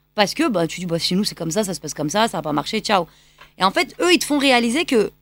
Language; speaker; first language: French; native; French